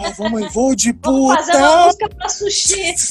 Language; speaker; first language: Portuguese; native; Portuguese